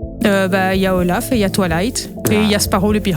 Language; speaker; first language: French; native; French